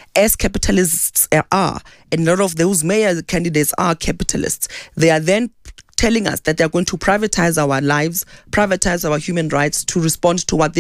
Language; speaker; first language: English; non-native, local second language; Southern Sotho